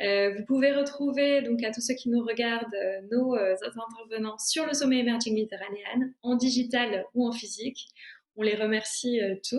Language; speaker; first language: French; native; French